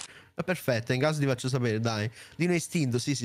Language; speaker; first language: Italian; native; Italian